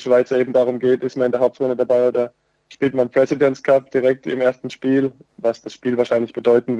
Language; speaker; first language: German; native; German